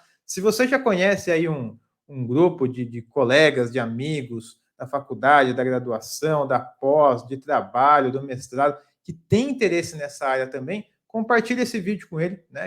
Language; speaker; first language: Portuguese; native; Portuguese